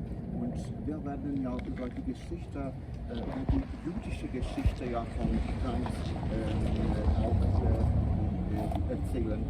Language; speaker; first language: German; non-native, learner; Polish